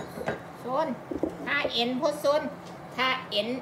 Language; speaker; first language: Norwegian; non-native, learner; Thai